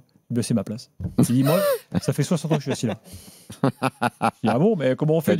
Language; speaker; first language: French; native; French